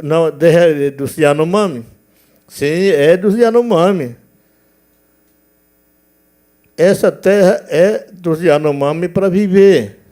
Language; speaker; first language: Portuguese; non-native, local second language; Yanomámi